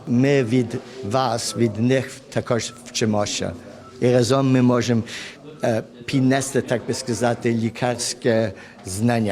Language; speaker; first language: Ukrainian; early bilingual, heritage; Ukrainian